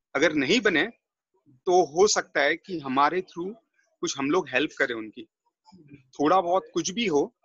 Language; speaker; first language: Hindi; native; Hindi